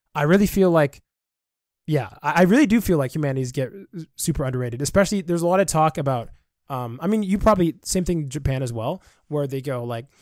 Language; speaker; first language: English; native; English